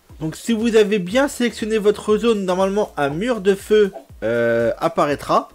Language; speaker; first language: French; native; French